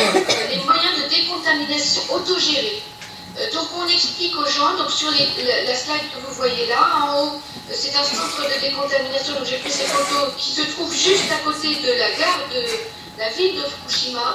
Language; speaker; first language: French; native; French